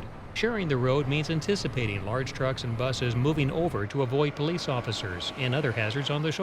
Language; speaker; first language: English; native; English